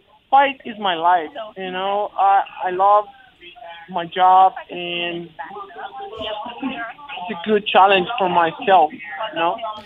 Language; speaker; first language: English; non-native, learner; Portuguese